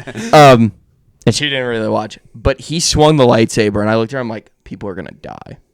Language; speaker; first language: English; native; English